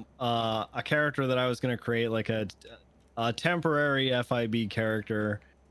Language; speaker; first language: English; native; English